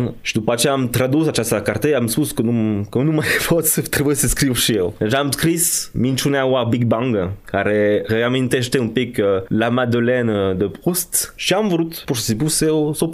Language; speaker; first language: Romanian; non-native, fluent; French